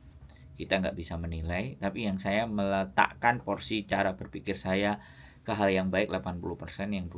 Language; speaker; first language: Indonesian; non-native, local second language; Javanese